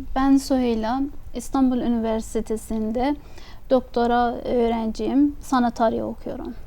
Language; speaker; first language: Turkish; non-native, fluent; Persian